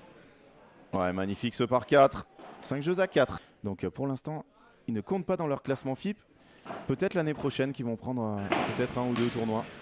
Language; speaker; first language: French; native; French